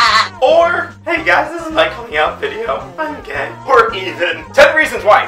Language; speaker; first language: English; native; English